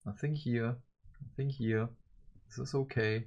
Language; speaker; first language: English; early bilingual, other home language; Turkish